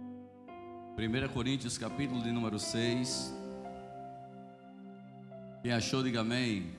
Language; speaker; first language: Portuguese; native; Portuguese